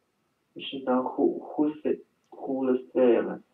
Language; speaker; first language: French; non-native, learner; Chinese